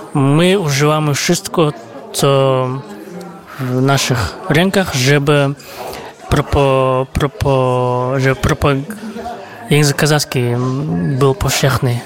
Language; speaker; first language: Polish; non-native, fluent; Kazakh